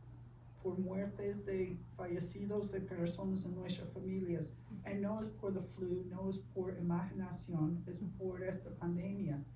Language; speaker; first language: Spanish; early bilingual, heritage; Spanish